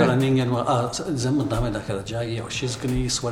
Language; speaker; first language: Japanese; non-native, learner; English